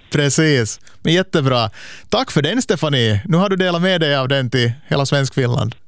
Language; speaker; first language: Swedish; native; Swedish